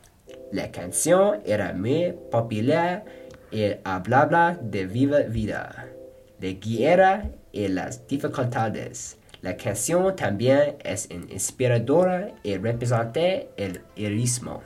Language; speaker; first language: Spanish; non-native, learner; English